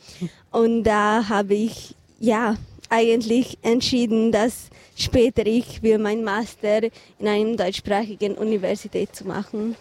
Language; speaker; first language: German; non-native, fluent; Hungarian